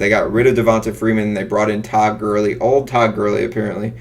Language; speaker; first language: English; native; English